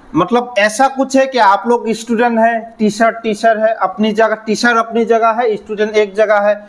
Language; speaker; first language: Hindi; non-native, local second language; Assamese